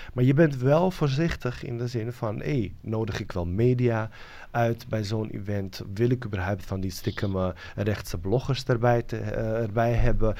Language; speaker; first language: Dutch; non-native, fluent; Bosnian